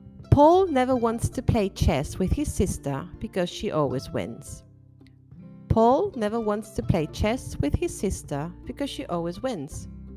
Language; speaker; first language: English; non-native, fluent; Spanish